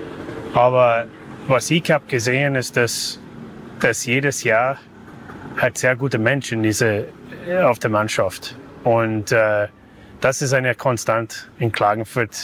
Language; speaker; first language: German; non-native, learner; English